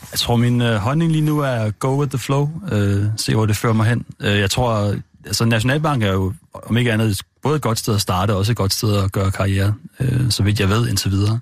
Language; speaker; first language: Danish; native; Danish